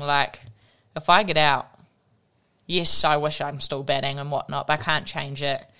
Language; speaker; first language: English; native; English